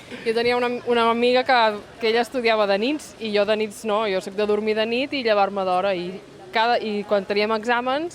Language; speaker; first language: Catalan; native; Catalan